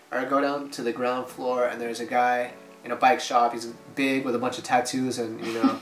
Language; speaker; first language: English; native; English